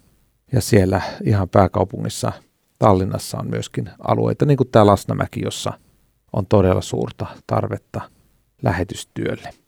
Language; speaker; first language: Finnish; native; Finnish